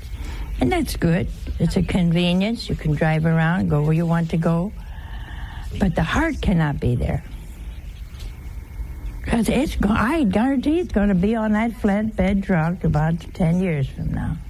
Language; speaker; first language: English; native; English